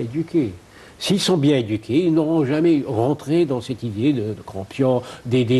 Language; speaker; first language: French; non-native, fluent; Arabic